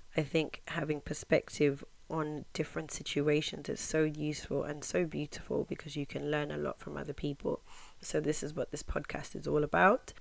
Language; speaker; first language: English; native; English